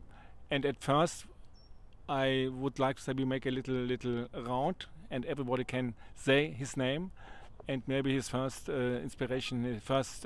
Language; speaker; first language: English; non-native, learner; German